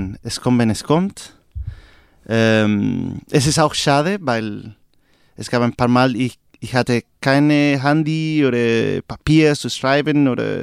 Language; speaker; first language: German; non-native, learner; Spanish